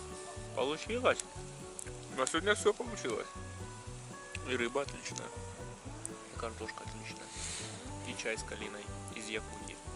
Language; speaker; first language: Russian; native; Russian